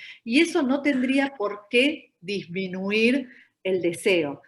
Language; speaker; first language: Spanish; native; Spanish